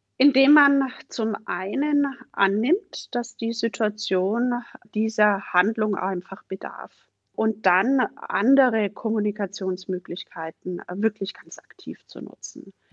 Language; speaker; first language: German; native; German